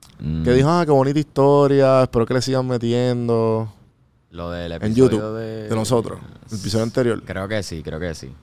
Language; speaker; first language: Spanish; native; Spanish